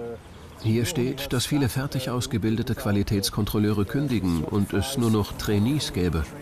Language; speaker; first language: German; native; German